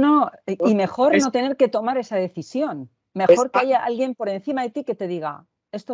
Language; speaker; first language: Spanish; native; Spanish